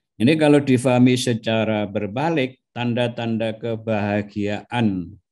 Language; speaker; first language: Indonesian; non-native, local second language; Javanese